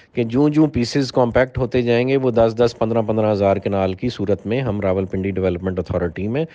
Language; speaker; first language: Urdu; native; Urdu